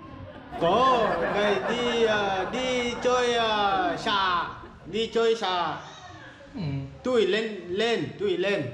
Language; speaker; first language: Vietnamese; non-native, learner; Portuguese